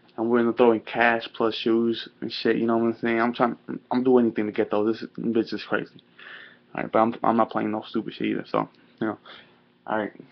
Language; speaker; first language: English; native; English